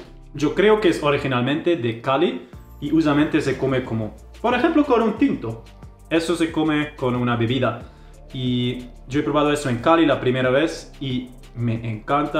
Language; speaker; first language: Spanish; non-native, fluent; German